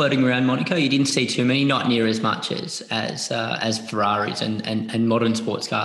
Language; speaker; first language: English; native; English